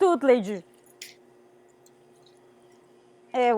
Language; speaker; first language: French; non-native, learner; Spanish